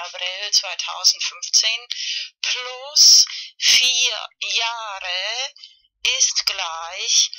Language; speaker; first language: German; non-native, learner; Spanish